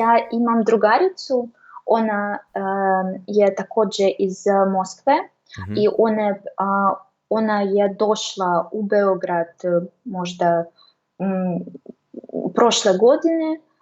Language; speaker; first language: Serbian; non-native, learner; Russian